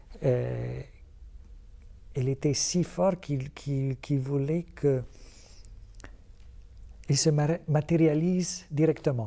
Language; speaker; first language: French; non-native, fluent; Italian